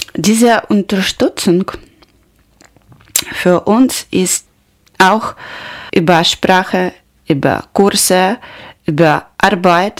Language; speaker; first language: German; non-native, learner; Ukrainian